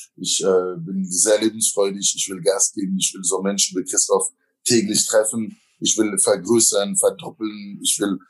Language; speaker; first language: German; native; German